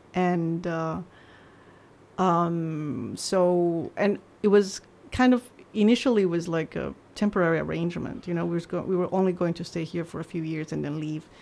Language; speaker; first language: English; non-native, fluent; Chinese